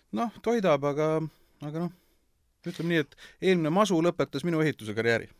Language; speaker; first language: Estonian; native; Estonian